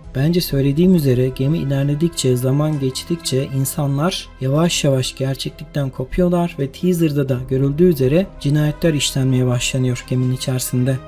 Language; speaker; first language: Turkish; native; Turkish